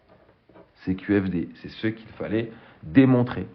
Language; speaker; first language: French; native; French